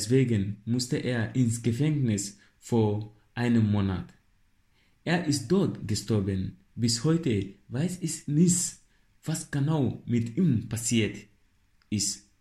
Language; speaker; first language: German; non-native, learner; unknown